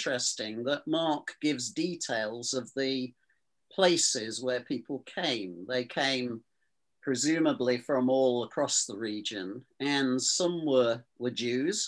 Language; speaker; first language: English; native; English